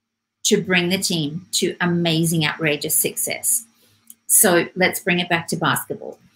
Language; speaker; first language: English; native; English